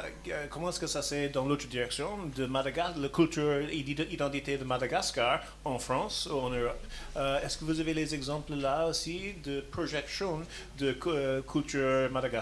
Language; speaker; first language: French; non-native, fluent; English